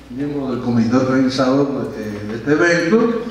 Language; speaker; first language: Spanish; native; Spanish